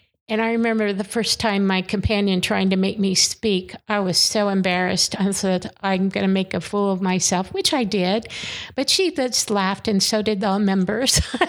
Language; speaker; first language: English; native; English